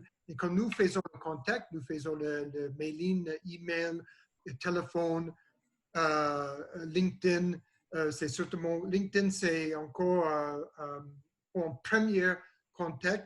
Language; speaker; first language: French; non-native, learner; English